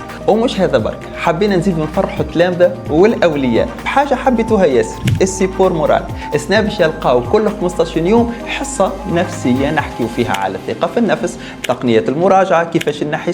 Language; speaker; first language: Arabic; native; Arabic